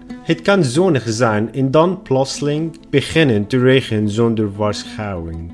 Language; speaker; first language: Dutch; non-native, fluent; Arabic